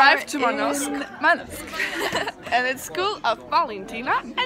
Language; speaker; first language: English; non-native, learner; Russian